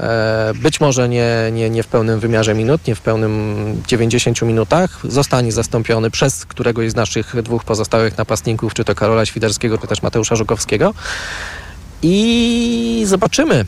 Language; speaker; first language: Polish; native; Polish